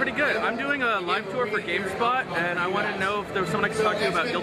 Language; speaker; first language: English; native; English